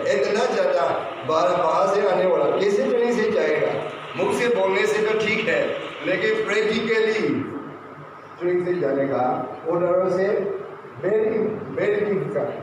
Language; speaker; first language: Hindi; non-native, fluent; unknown